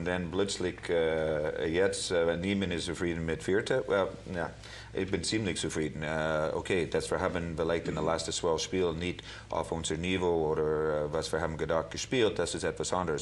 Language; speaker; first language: German; non-native, learner; English